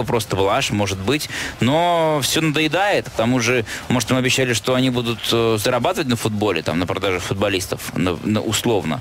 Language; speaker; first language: Russian; native; Russian